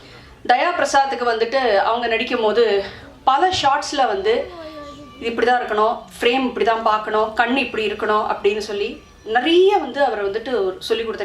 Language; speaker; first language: Tamil; native; Tamil